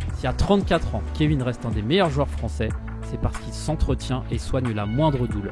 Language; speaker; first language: French; native; French